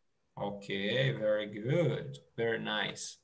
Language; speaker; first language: English; non-native, fluent; Portuguese